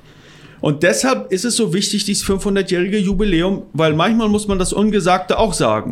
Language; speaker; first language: German; non-native, local second language; Plautdietsch